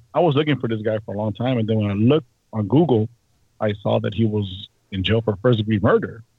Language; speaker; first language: English; native; English